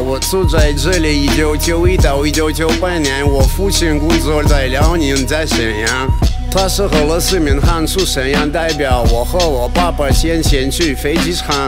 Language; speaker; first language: Chinese; non-native, learner; Russian